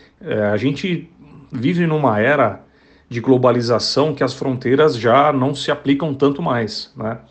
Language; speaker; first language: Portuguese; native; Portuguese